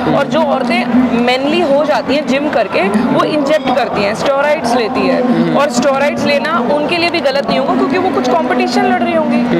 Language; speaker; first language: Hindi; native; Hindi